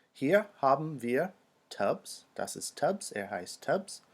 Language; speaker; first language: German; non-native, fluent; English